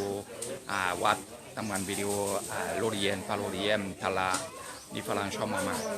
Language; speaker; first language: Thai; non-native, learner; French